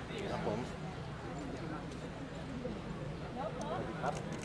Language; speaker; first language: Thai; non-native, fluent; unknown